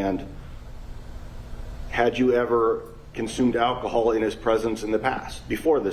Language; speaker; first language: English; native; English